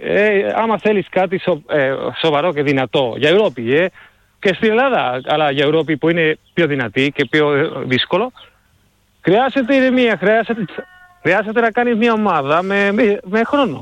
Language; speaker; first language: Greek; non-native, learner; Spanish